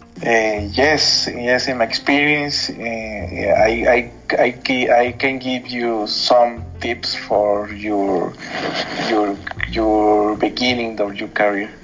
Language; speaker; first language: English; non-native, learner; Spanish